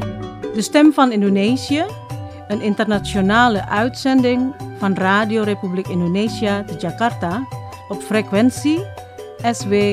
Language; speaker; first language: Dutch; non-native, fluent; Indonesian